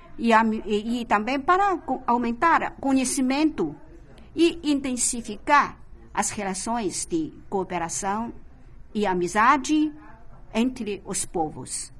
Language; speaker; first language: Portuguese; non-native, fluent; Chinese